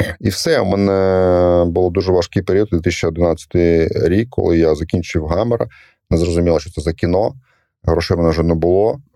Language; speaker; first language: Ukrainian; non-native, local second language; Russian